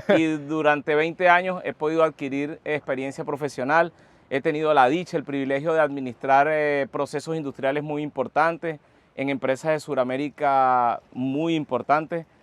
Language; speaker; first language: Spanish; native; Spanish